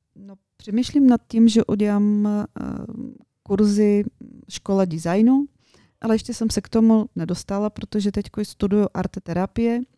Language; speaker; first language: Czech; non-native, fluent; Bulgarian